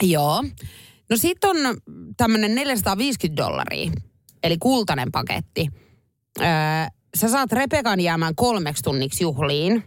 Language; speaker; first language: Finnish; native; Finnish